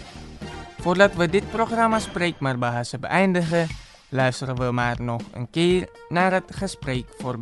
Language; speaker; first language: Dutch; non-native, fluent; Indonesian